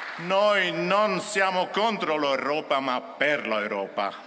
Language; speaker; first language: Italian; non-native, learner; Dutch